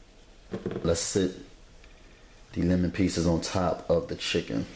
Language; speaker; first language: English; native; English